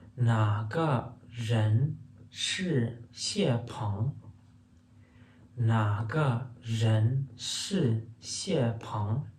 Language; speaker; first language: Chinese; non-native, fluent; Turkmen